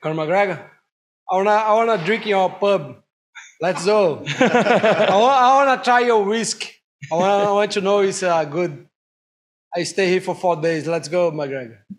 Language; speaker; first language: English; non-native, learner; Portuguese